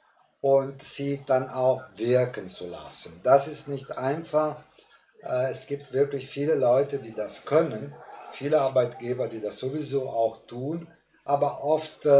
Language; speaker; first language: German; non-native, fluent; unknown